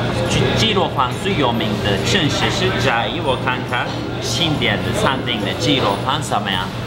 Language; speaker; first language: Chinese; non-native, fluent; Turkish